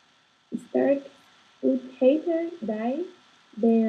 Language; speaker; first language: English; non-native, learner; Portuguese